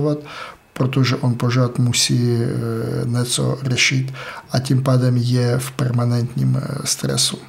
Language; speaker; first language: Czech; non-native, fluent; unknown